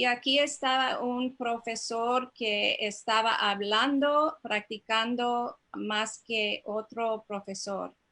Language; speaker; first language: Spanish; non-native, learner; English